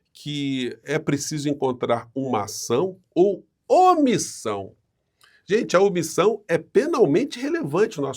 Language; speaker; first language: Portuguese; native; Portuguese